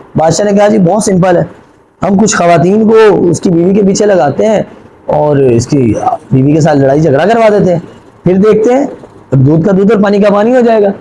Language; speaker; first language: Urdu; non-native, local second language; Punjabi